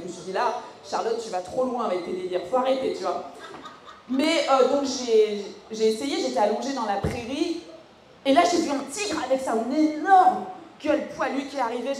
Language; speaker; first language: French; native; French